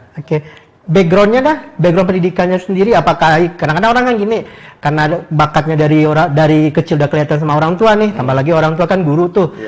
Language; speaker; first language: Indonesian; native; Indonesian